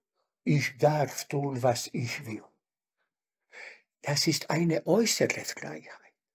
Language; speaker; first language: German; non-native, fluent; Bosnian